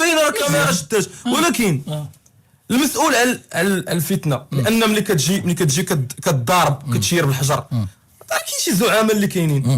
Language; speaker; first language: Arabic; native; Arabic